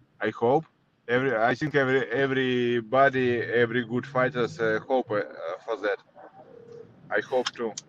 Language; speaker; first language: English; non-native, learner; Russian